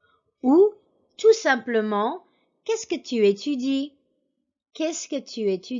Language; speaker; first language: French; non-native, fluent; English